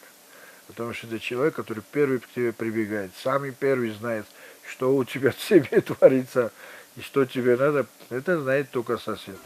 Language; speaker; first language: Russian; non-native, local second language; Georgian